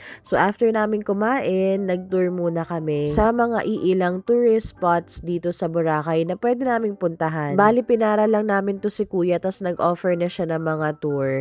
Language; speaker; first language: Filipino; native; Filipino